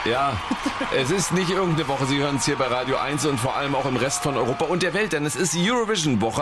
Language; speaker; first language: German; native; German